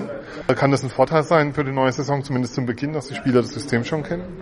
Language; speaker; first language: German; native; German